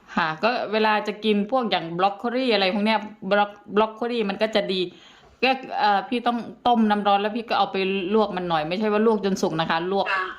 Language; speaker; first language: Thai; native; Thai